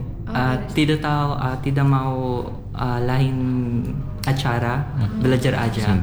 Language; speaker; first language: Indonesian; non-native, learner; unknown